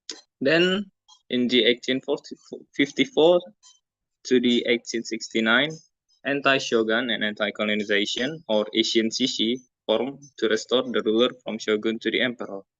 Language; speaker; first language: English; non-native, learner; Indonesian